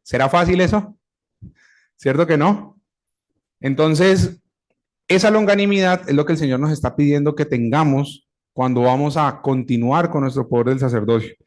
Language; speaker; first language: Spanish; native; Spanish